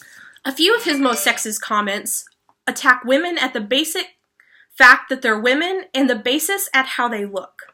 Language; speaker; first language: English; native; English